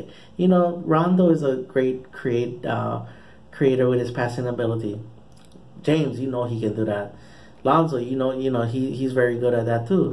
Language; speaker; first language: English; native; English